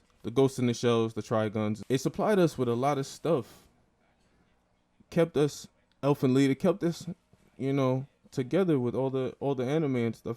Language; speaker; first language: English; native; English